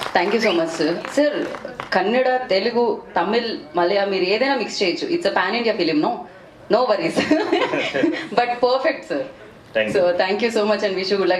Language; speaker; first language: Telugu; native; Telugu